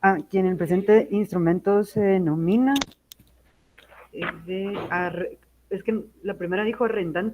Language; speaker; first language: Spanish; native; Spanish